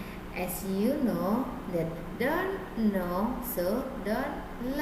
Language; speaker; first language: English; non-native, fluent; Indonesian